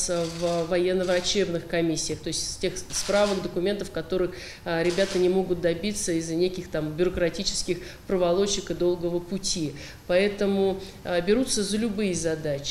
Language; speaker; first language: Russian; native; Russian